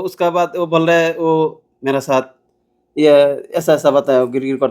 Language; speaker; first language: Hindi; non-native, learner; Bangla